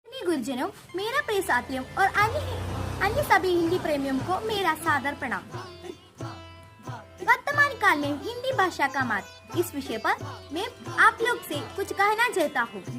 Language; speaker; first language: Hindi; non-native, local second language; Malayalam